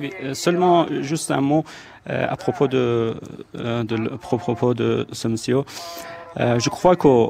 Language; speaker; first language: French; non-native, fluent; Persian